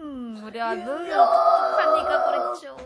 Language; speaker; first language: Korean; non-native, fluent; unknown